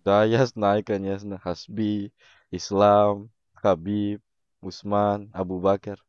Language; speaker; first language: Russian; non-native, learner; Indonesian